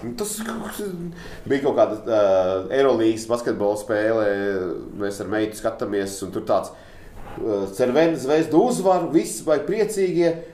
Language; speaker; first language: Latvian; native; Latvian